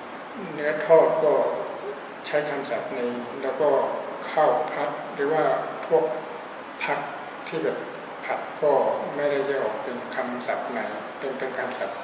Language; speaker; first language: Thai; non-native, fluent; Burmese